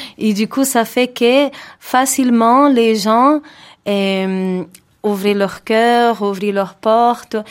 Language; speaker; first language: French; non-native, fluent; Portuguese